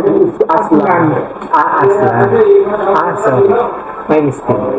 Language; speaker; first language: English; non-native, fluent; Filipino